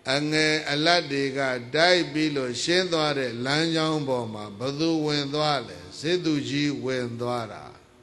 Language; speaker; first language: Burmese; native; Burmese